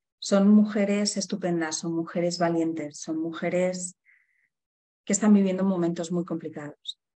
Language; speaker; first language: Spanish; native; Spanish